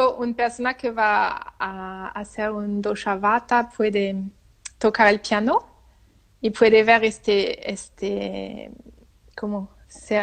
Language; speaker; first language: Spanish; non-native, learner; French